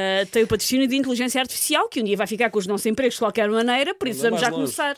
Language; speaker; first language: Portuguese; native; Portuguese